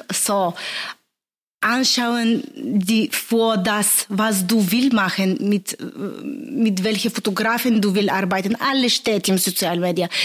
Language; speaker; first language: German; non-native, learner; Bulgarian